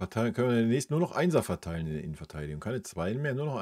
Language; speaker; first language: German; native; German